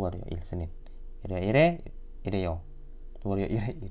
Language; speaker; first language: Korean; non-native, fluent; Indonesian